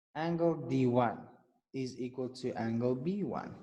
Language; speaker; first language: English; non-native, local second language; Afrikaans